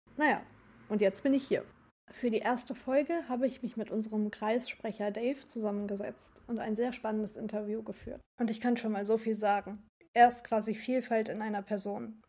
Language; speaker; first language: German; native; German